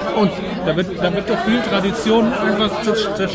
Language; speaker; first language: German; non-native, fluent; Spanish